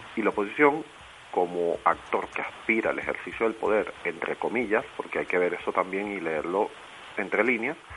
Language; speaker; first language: Spanish; native; Spanish